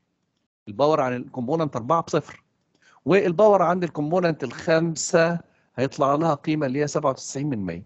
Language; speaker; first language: Arabic; native; Arabic